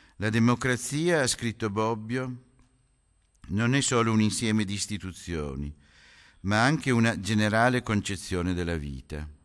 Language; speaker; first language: Italian; native; Italian